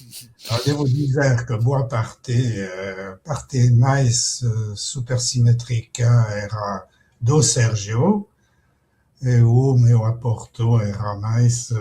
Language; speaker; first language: Portuguese; non-native, fluent; French